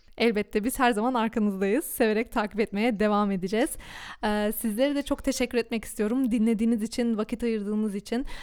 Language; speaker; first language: Turkish; early bilingual, heritage; Turkish